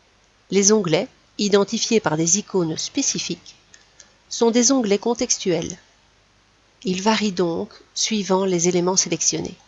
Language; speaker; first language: French; native; French